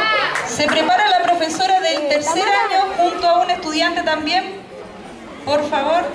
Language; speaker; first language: Spanish; native; Spanish